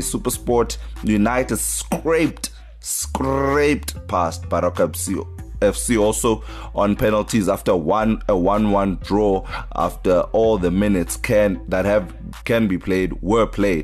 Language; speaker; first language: English; non-native, local second language; Xhosa